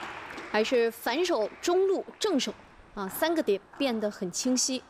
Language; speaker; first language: Chinese; native; Chinese